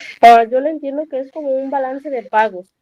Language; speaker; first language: Spanish; native; Spanish